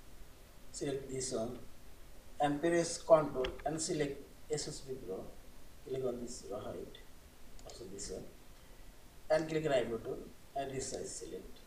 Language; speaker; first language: English; non-native, learner; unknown